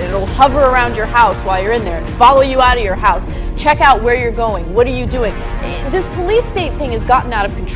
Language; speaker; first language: English; native; English